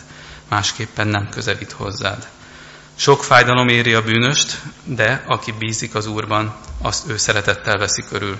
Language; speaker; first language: Hungarian; native; Hungarian